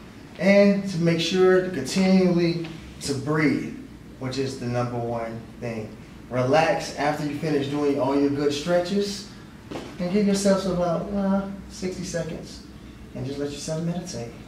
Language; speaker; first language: English; native; English